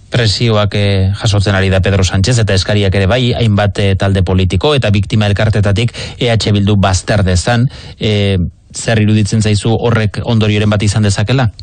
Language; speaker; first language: Basque; native; Basque